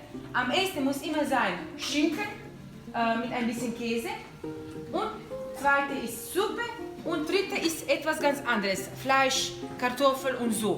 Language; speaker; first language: German; non-native, learner; Croatian